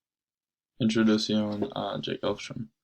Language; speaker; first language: Spanish; non-native, learner; English